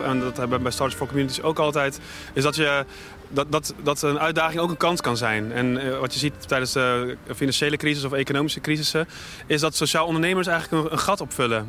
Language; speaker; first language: Dutch; native; Dutch